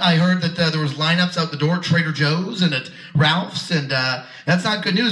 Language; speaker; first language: English; native; English